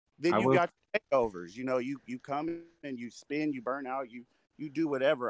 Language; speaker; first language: English; native; English